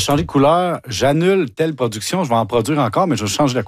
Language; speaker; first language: French; native; French